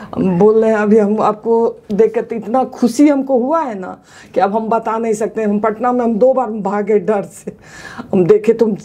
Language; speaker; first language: Hindi; native; Hindi